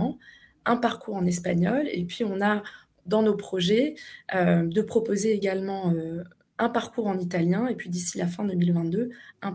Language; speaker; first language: French; native; French